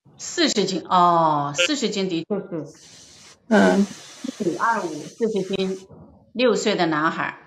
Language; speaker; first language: Chinese; native; Chinese